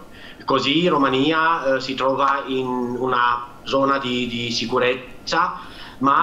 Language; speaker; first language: Italian; non-native, fluent; Romanian